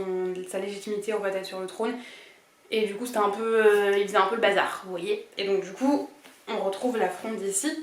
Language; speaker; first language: French; native; French